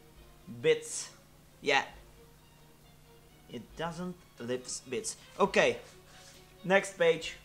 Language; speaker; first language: English; non-native, fluent; Polish